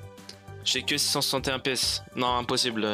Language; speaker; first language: French; native; French